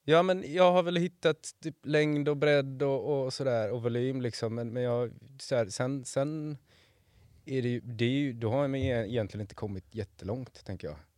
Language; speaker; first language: Swedish; native; Swedish